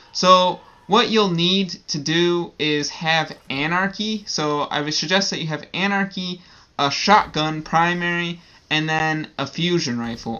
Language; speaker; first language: English; native; English